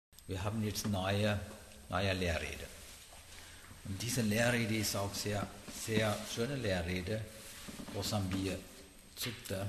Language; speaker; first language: German; non-native, fluent; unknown